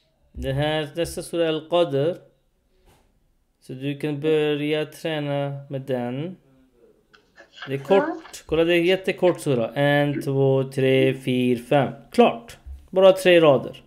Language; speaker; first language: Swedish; non-native, fluent; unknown